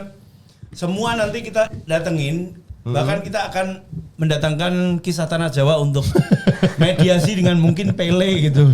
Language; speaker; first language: Indonesian; native; Indonesian